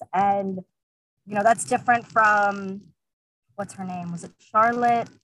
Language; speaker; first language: English; early bilingual, other home language; Russian